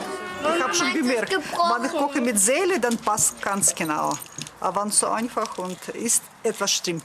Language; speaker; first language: German; non-native, learner; Russian